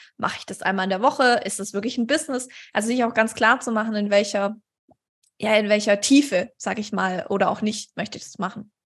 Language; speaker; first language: German; native; German